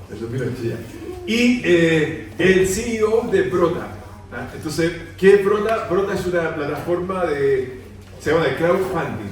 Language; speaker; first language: Spanish; native; Spanish